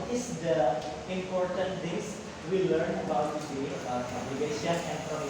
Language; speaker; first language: English; non-native, learner; Indonesian